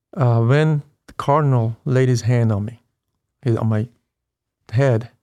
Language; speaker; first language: English; non-native, fluent; Persian